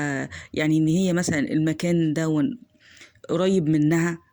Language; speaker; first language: Arabic; native; Arabic